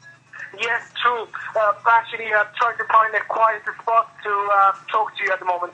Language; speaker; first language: English; non-native, fluent; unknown